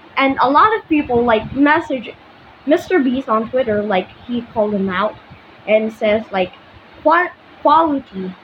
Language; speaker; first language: English; non-native, local second language; Filipino